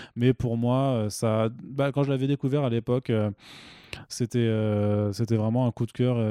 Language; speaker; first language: French; native; French